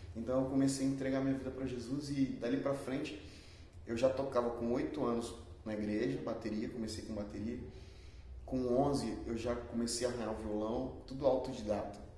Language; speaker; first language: Portuguese; early bilingual, other home language; Spanish